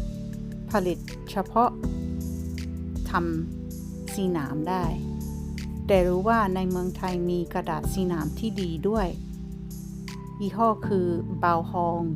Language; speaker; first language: Thai; non-native, fluent; English